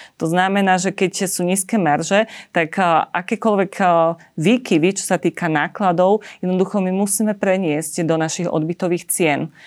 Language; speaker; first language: Slovak; native; Slovak